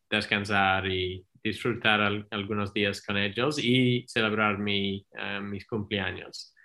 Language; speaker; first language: Spanish; non-native, learner; English